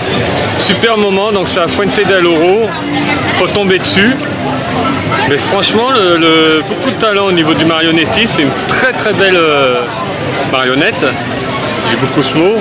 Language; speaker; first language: French; native; French